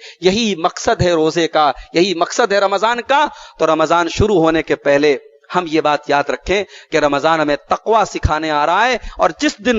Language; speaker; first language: Urdu; native; Urdu